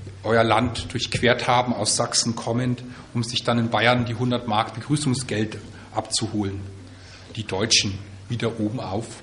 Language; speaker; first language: German; native; German